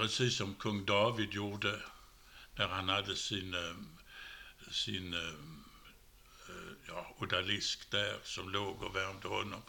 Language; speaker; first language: Swedish; native; Swedish